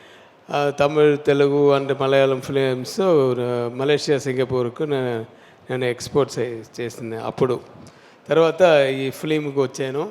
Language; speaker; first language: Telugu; non-native, learner; Tamil